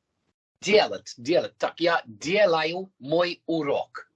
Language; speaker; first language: Russian; non-native, fluent; English